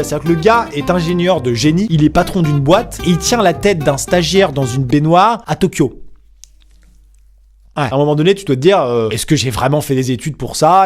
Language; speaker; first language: French; native; French